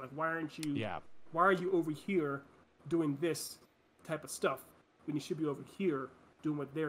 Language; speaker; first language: English; native; English